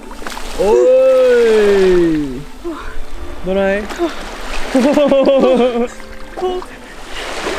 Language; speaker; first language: Japanese; native; Japanese